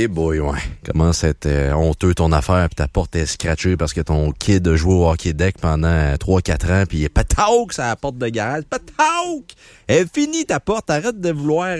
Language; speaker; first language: French; native; French